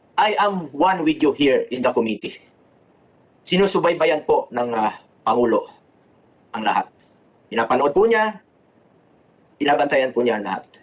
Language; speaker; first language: Filipino; non-native, local second language; Cebuano